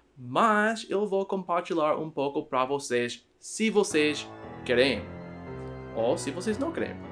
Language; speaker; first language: Portuguese; non-native, learner; Dutch